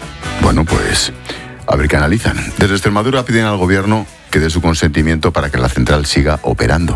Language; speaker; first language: Spanish; native; Spanish